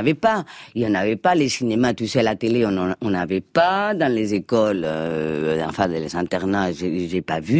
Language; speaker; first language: French; non-native, fluent; Spanish